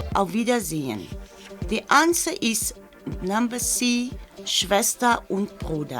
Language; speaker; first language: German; non-native, fluent; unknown